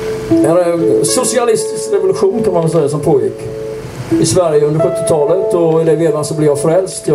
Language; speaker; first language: Swedish; native; Swedish